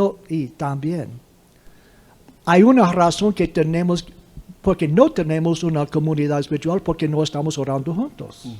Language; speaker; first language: Spanish; non-native, fluent; English